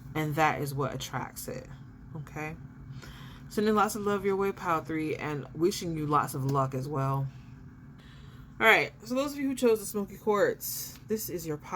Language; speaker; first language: English; native; English